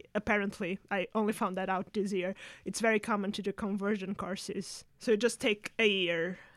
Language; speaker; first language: English; non-native, fluent; Spanish